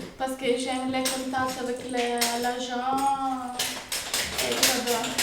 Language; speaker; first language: French; non-native, learner; Italian